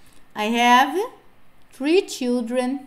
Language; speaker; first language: English; non-native, fluent; Portuguese